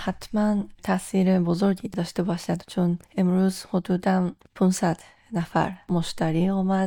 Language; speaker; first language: Persian; non-native, fluent; Japanese